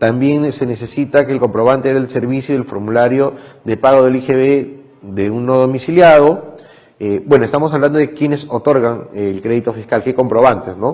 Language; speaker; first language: Spanish; native; Spanish